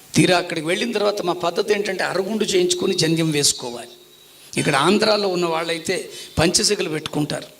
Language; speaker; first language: Telugu; non-native, local second language; Tamil